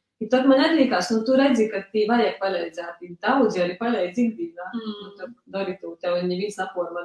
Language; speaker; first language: Latvian; early bilingual, other home language; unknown